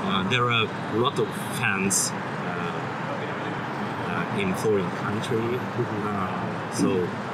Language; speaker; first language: English; non-native, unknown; Japanese